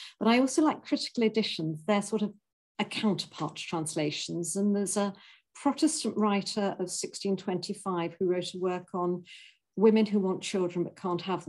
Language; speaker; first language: English; native; English